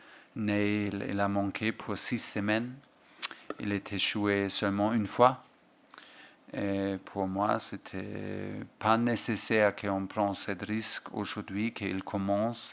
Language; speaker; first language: French; non-native, fluent; German